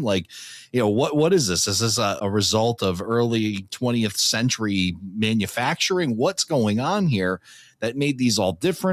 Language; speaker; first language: English; native; English